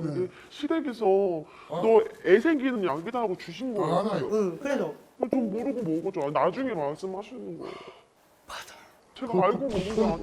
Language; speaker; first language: Korean; native; Korean